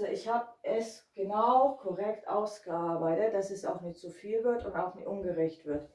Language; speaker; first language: German; non-native, fluent; Hungarian